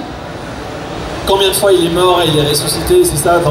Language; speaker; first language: French; native; French